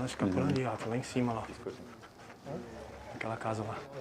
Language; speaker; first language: Portuguese; native; Portuguese